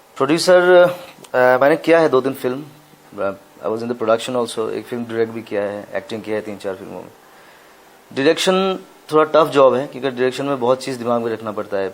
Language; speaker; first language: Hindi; non-native, local second language; Assamese